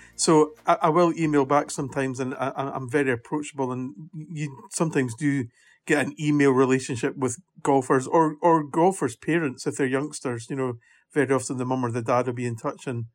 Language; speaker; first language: English; native; English